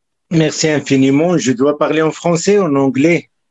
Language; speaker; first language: French; non-native, local second language; Arabic